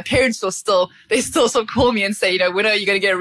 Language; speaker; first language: English; native; English